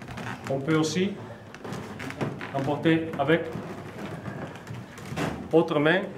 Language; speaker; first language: French; non-native, learner; Russian